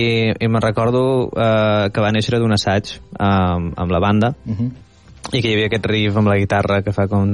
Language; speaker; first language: Catalan; native; Catalan